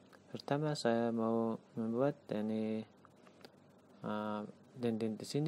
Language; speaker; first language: Indonesian; non-native, learner; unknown